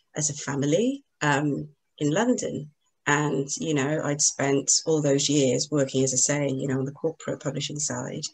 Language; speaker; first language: English; native; English